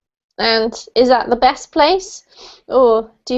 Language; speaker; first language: English; native; English